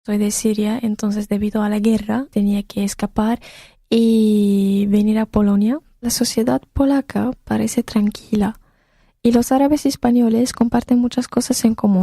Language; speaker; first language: Spanish; non-native, fluent; Arabic